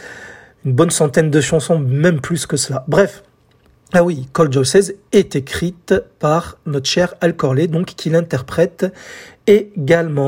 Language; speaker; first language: French; native; French